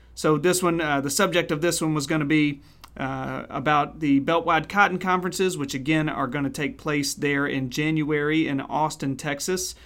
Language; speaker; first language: English; native; English